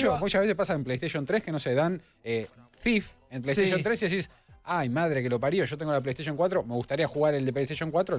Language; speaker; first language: Spanish; native; Spanish